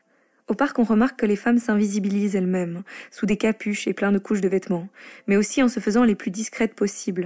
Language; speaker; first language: French; native; French